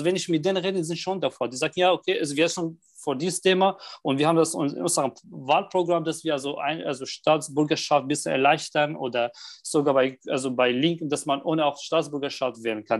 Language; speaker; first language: German; non-native, fluent; Arabic